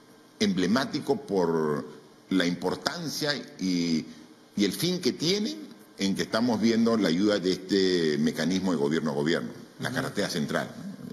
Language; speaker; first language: Spanish; native; Spanish